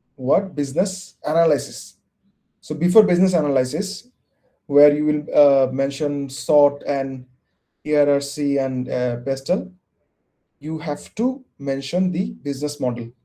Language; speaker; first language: English; non-native, local second language; Bangla